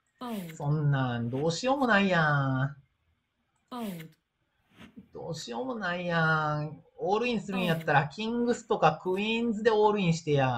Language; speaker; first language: Japanese; native; Japanese